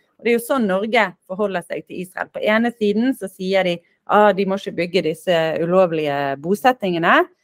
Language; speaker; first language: Norwegian; native; Norwegian